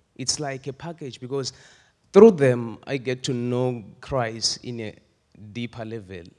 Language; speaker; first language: English; non-native, local second language; Swati